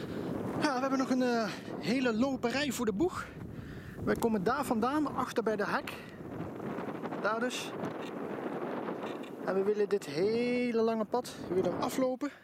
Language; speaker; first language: Dutch; native; Dutch